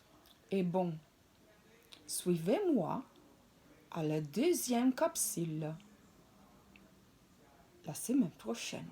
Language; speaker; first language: French; non-native, fluent; Italian